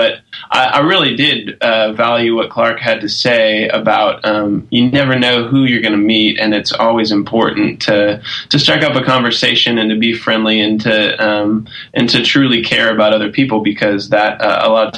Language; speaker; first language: English; native; English